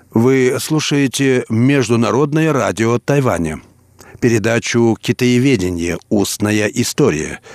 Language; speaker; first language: Russian; native; Russian